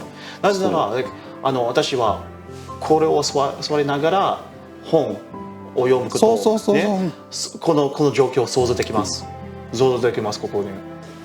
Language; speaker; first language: Japanese; non-native, learner; English